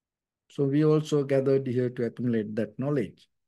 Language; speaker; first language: English; non-native, fluent; Sinhala